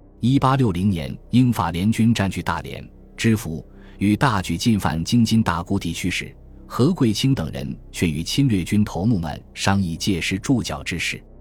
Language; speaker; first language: Chinese; native; Chinese